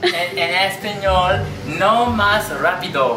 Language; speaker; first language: Spanish; non-native, learner; English